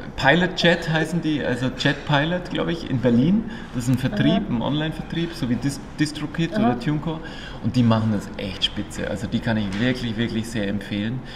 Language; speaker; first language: German; native; German